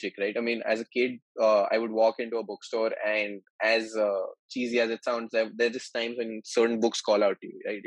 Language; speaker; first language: English; non-native, local second language; Hindi